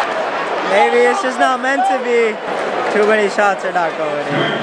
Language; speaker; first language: English; native; English